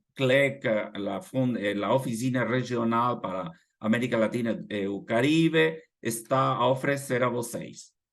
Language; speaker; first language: Portuguese; non-native, fluent; Spanish